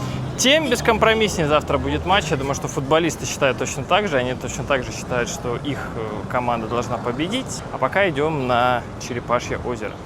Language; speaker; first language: Russian; native; Russian